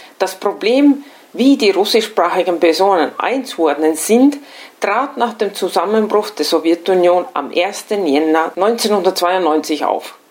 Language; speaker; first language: German; non-native, fluent; Estonian